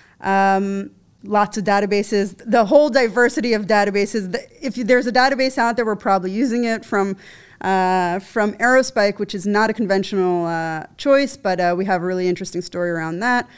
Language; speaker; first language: English; native; English